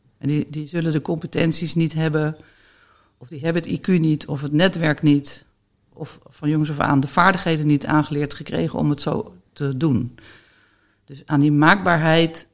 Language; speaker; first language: Dutch; native; Dutch